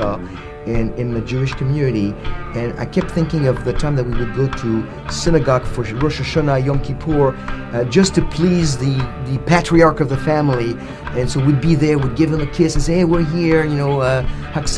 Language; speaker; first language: English; non-native, fluent; French